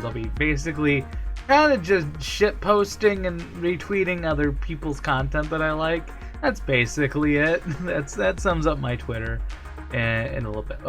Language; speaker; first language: English; native; English